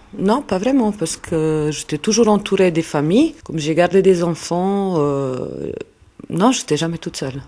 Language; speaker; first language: French; non-native, fluent; Serbian